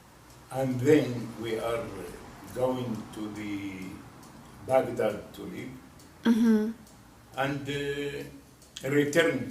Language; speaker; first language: English; non-native, learner; Hebrew